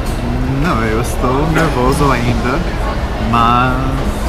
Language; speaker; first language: Portuguese; non-native, learner; English